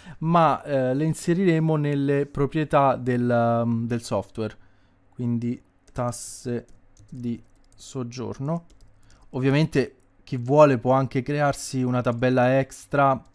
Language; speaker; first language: Italian; native; Italian